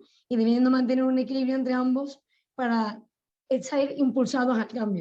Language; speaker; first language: Spanish; native; Spanish